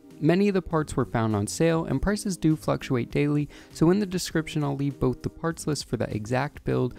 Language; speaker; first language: English; native; English